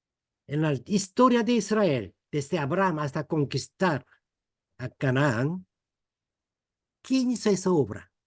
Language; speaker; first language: Spanish; non-native, fluent; Korean